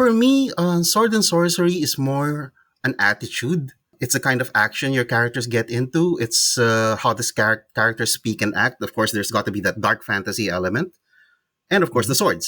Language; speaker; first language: English; non-native, local second language; Cebuano